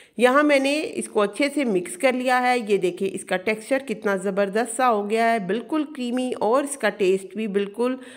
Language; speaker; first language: Urdu; native; Urdu